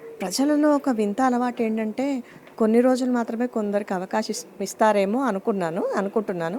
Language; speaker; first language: Telugu; native; Telugu